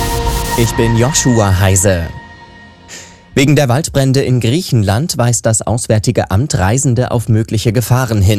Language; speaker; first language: German; native; German